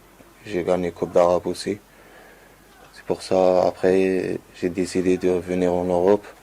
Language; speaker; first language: French; non-native, learner; Arabic